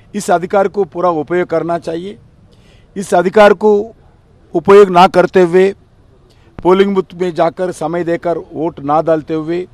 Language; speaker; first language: Hindi; non-native, local second language; Telugu